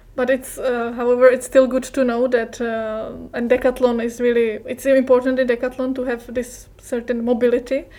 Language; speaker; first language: English; non-native, fluent; Czech